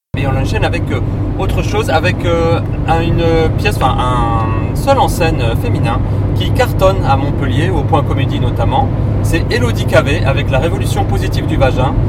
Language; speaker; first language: French; native; French